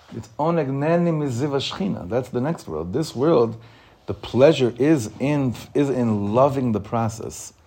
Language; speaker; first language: English; native; English